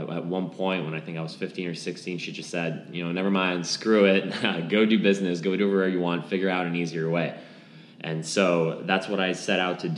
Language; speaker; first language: English; non-native, fluent; Lithuanian